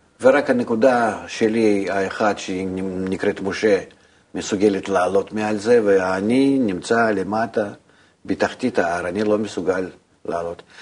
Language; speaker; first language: Hebrew; non-native, fluent; Russian